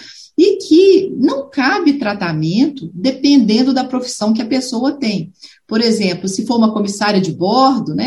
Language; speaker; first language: Portuguese; native; Portuguese